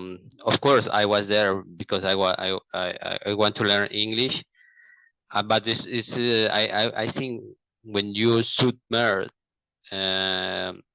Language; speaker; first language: English; non-native, learner; Portuguese